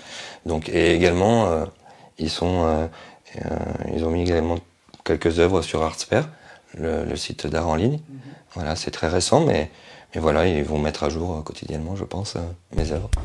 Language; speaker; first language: French; native; French